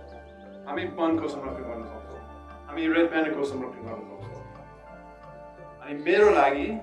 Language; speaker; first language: Nepali; non-native, learner; English